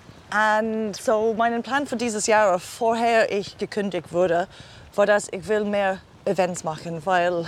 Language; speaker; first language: German; non-native, learner; English